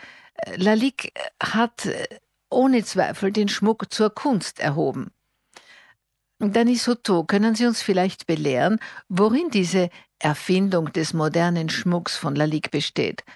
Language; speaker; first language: German; native; German